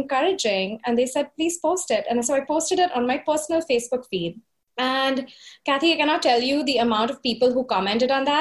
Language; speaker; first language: English; non-native, local second language; Hindi